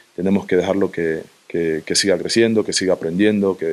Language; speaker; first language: Spanish; native; Spanish